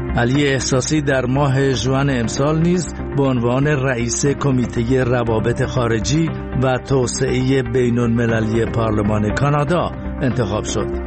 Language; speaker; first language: Persian; native; Persian